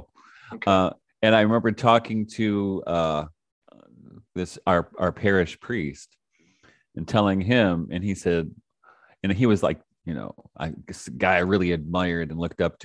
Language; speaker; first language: English; native; English